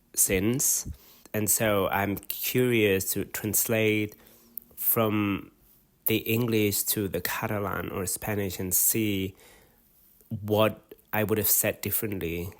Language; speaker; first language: English; non-native, fluent; Catalan